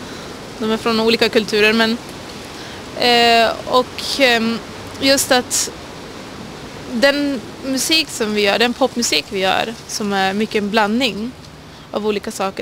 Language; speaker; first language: Swedish; early bilingual, other home language; Persian